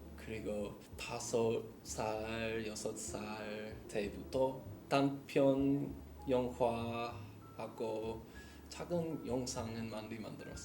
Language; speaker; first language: Korean; non-native, learner; English